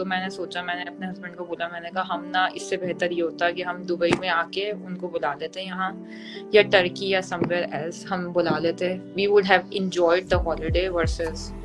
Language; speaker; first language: Urdu; native; Urdu